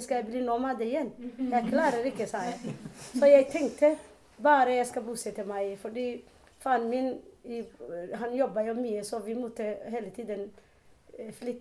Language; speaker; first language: Norwegian; non-native, learner; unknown